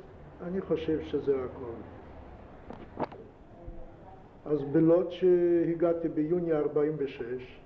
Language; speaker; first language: Hebrew; non-native, fluent; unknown